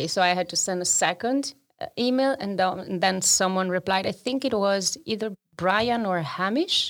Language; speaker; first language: English; non-native, fluent; Italian